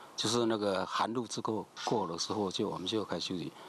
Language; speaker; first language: Chinese; native; Chinese